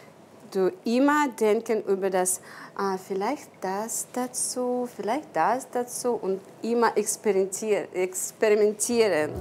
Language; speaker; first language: German; non-native, learner; Ukrainian